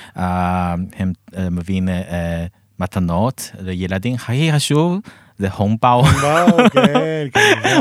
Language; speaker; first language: Hebrew; non-native, fluent; Chinese